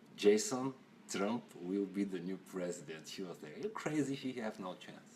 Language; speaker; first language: English; non-native, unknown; Bulgarian